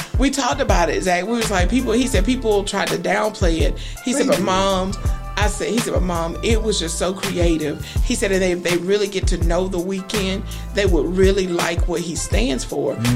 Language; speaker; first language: English; native; English